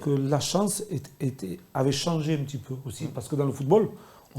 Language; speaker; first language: French; native; French